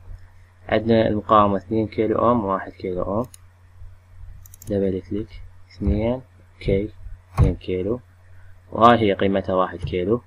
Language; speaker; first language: Arabic; native; Arabic